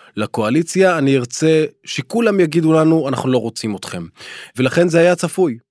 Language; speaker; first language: Hebrew; non-native, local second language; Arabic